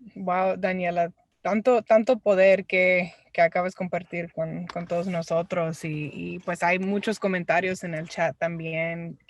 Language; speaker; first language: Spanish; early bilingual, heritage; Spanish